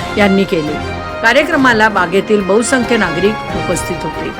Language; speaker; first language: Marathi; native; Marathi